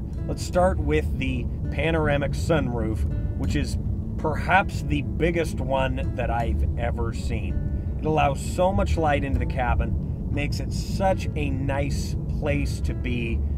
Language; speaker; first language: English; native; English